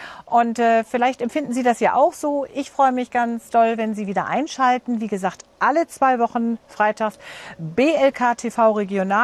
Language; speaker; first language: German; native; German